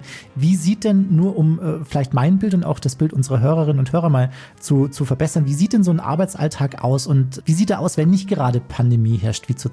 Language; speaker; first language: German; native; German